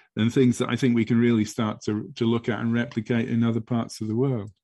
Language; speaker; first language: English; native; English